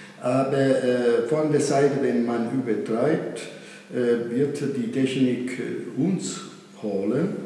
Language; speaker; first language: German; non-native, learner; Italian